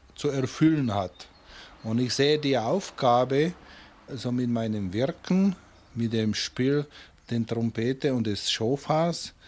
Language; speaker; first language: German; non-native, fluent; Czech